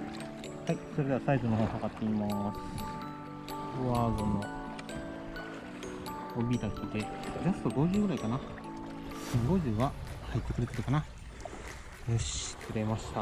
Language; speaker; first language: Japanese; native; Japanese